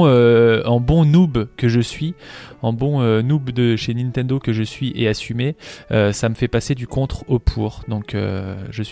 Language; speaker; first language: French; native; French